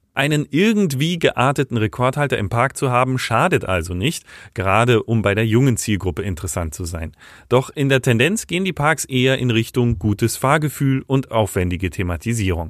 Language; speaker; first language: German; native; German